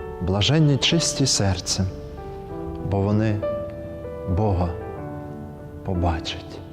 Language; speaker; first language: Ukrainian; native; Ukrainian